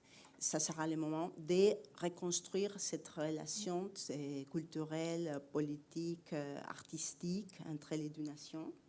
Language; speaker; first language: French; non-native, fluent; Spanish